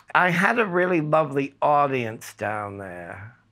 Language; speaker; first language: English; native; English